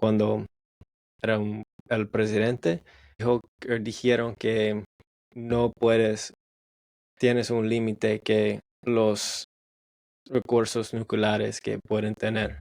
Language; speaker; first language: Spanish; non-native, learner; English